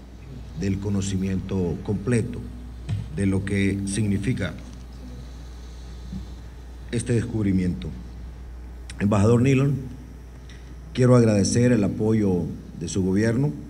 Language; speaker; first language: Spanish; native; Spanish